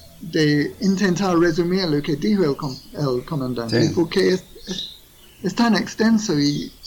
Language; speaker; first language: Spanish; non-native, fluent; English